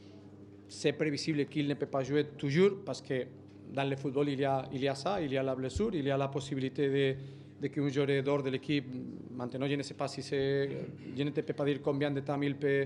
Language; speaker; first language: French; non-native, learner; Spanish